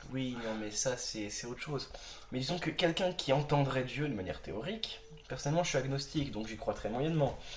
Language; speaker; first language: French; native; French